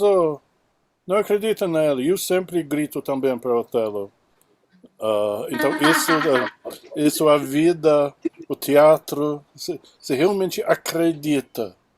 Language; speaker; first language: Portuguese; non-native, fluent; English